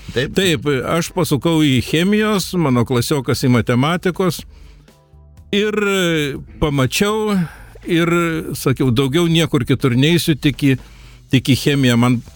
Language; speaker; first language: Lithuanian; native; Lithuanian